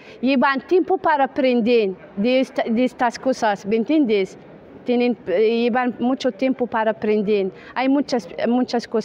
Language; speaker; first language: Spanish; non-native, learner; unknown